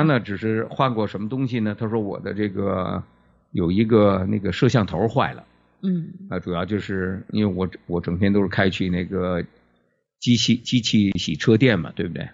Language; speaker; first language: Chinese; native; Chinese